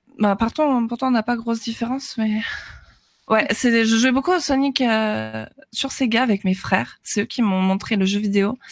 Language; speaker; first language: French; native; French